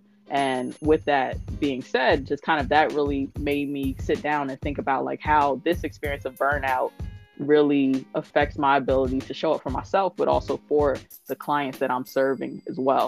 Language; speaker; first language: English; native; English